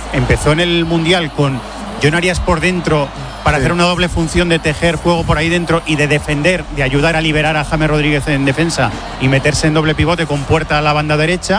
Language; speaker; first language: Spanish; native; Spanish